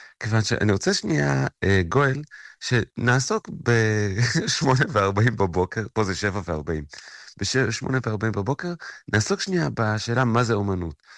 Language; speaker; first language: Hebrew; native; Hebrew